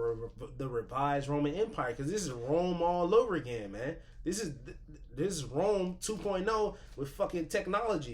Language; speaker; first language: English; native; English